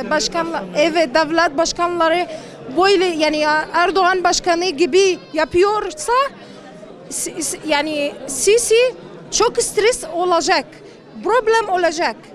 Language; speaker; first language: Turkish; non-native, learner; Arabic